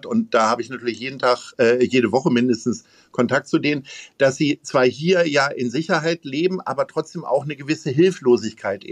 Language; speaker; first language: German; native; German